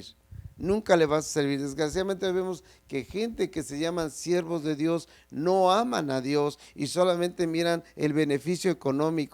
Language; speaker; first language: Spanish; native; Spanish